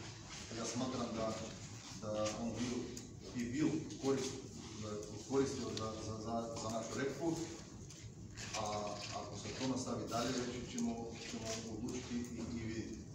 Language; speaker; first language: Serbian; non-native, learner; Bulgarian